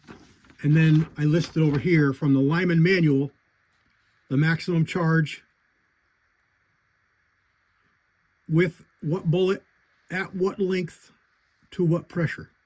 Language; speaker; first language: English; native; English